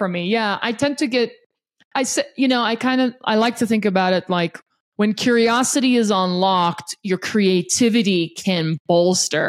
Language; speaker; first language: English; non-native, local second language; Afrikaans